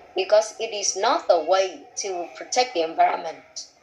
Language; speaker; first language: English; non-native, fluent; Vietnamese